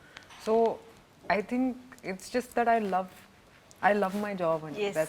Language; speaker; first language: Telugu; non-native, learner; Hindi